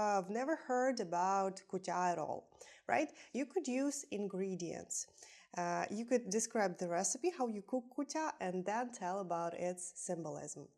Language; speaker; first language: English; non-native, fluent; Ukrainian